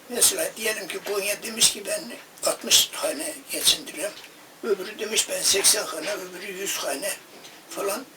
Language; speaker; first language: Turkish; native; Turkish